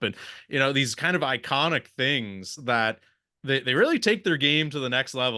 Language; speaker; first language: English; native; English